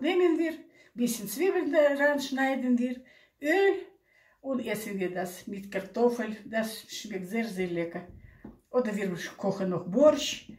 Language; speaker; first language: German; non-native, local second language; Russian